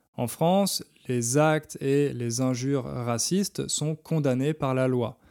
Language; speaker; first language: French; native; French